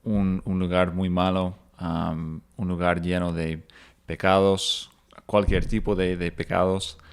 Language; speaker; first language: Spanish; non-native, fluent; English